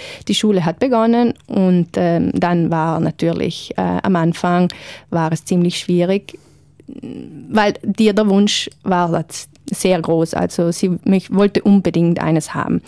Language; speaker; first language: German; native; German